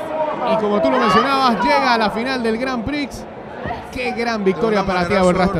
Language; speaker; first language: Spanish; native; Spanish